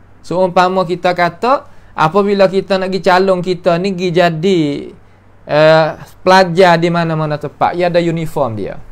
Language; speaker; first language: Malay; native; Malay